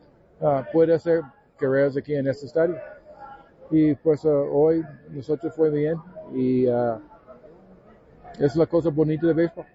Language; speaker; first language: Spanish; non-native, learner; English